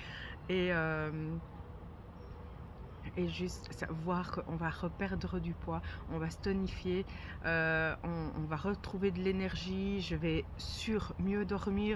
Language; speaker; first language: French; native; French